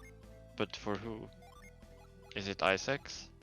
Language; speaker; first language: English; non-native, fluent; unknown